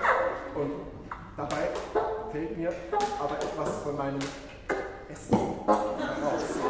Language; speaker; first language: German; native; German